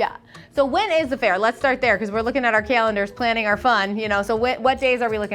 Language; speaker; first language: English; native; English